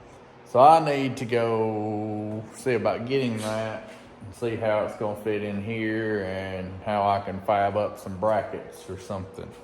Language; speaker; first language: English; native; English